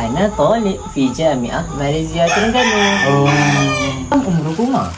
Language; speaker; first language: Arabic; non-native, learner; Malay